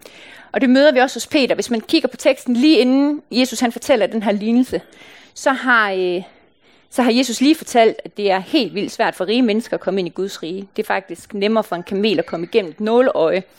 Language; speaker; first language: Danish; native; Danish